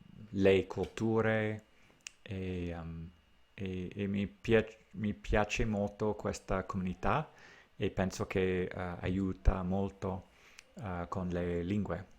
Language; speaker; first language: Italian; non-native, learner; English